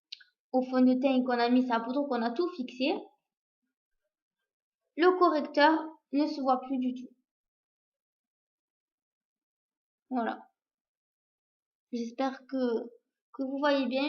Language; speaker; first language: French; native; French